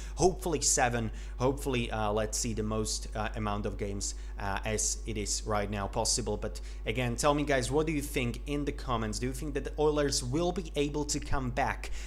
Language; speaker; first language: English; non-native, fluent; Slovak